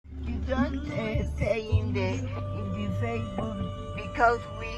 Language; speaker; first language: English; non-native, learner; Spanish